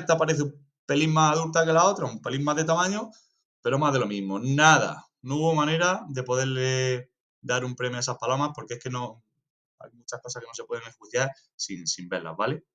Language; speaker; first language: Spanish; native; Spanish